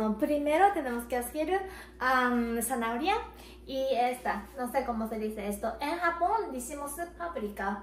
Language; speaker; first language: Spanish; non-native, learner; Japanese